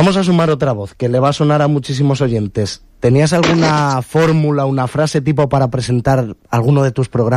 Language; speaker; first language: Spanish; native; Spanish